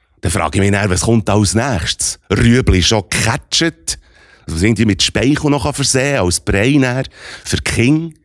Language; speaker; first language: German; native; German